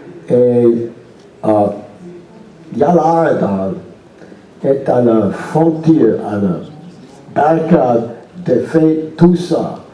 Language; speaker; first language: French; non-native, learner; English